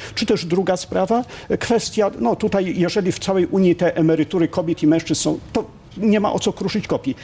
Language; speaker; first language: Polish; native; Polish